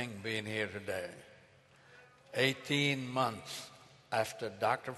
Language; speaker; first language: English; non-native, fluent; Arabic